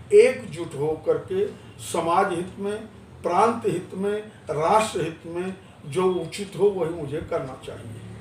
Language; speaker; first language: Hindi; non-native, local second language; Marathi